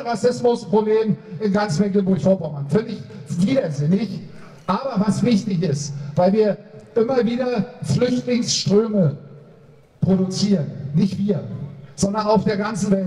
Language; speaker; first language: German; native; German